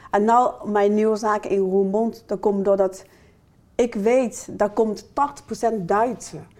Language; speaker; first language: Dutch; non-native, fluent; Chinese